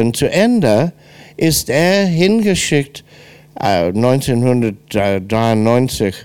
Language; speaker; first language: German; non-native, fluent; English